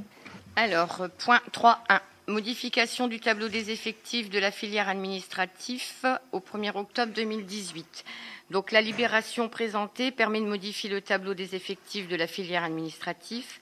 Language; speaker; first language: French; native; French